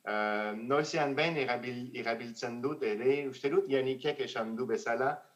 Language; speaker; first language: Basque; non-native, fluent; French